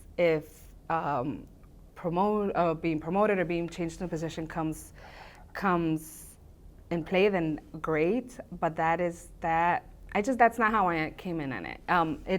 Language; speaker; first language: English; early bilingual, other home language; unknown